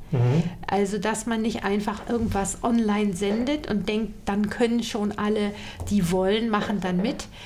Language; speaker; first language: German; native; German